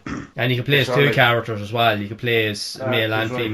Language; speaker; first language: English; native; English